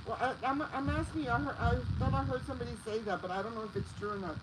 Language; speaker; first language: English; early bilingual, other home language; Spanish